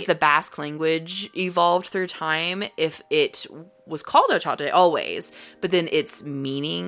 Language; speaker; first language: English; native; English